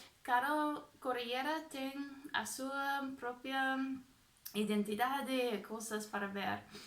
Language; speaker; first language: Portuguese; non-native, fluent; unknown